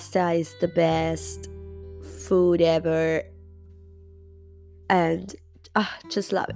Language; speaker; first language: English; non-native, fluent; Spanish